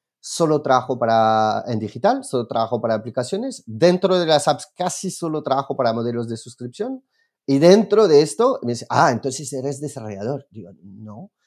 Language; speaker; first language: Spanish; non-native, fluent; French